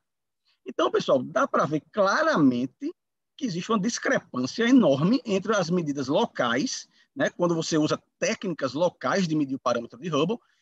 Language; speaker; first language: Portuguese; native; Portuguese